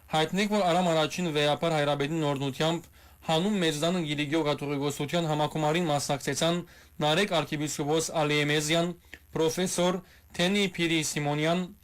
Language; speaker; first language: Armenian; early bilingual, heritage; Armenian